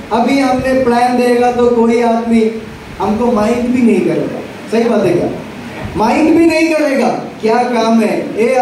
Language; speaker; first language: Hindi; non-native, local second language; Malayalam